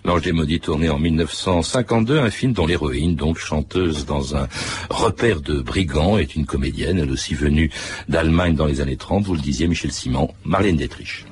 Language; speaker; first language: French; native; French